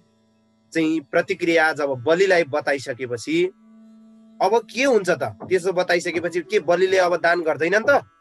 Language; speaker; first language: Nepali; native; Nepali